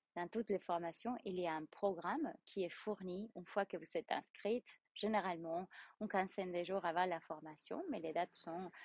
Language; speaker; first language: French; non-native, fluent; Spanish